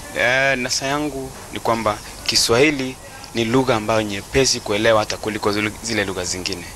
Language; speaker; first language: Swahili; non-native, local second language; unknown